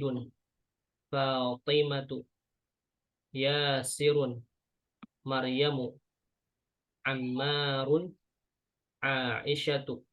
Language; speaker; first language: Arabic; non-native, fluent; Indonesian